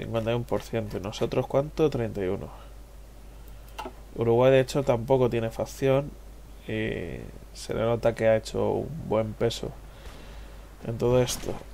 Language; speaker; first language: Spanish; native; Spanish